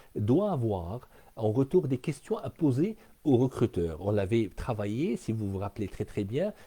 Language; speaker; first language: French; non-native, local second language; Arabic